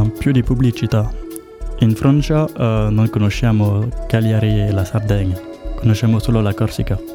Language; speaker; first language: Italian; non-native, learner; French